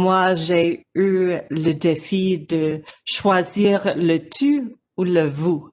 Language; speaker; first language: French; non-native, learner; English